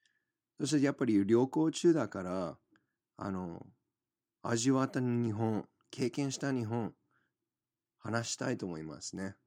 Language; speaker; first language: Japanese; non-native, fluent; English